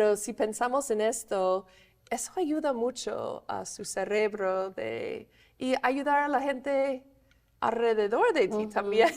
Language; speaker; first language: Spanish; non-native, fluent; English